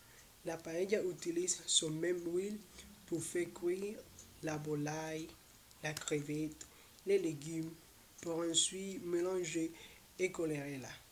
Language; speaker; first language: French; non-native, learner; Spanish